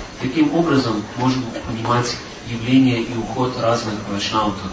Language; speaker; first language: Russian; native; Russian